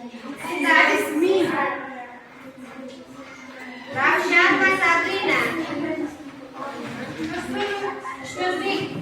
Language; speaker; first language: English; non-native, fluent; Uzbek